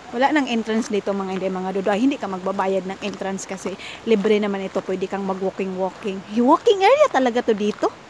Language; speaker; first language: Filipino; non-native, local second language; Cebuano